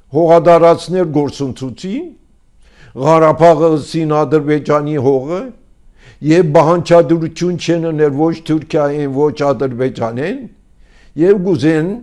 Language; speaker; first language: Armenian; early bilingual, heritage; Armenian